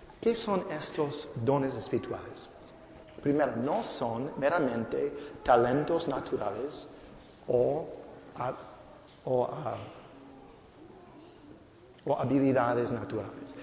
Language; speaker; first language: Spanish; non-native, fluent; English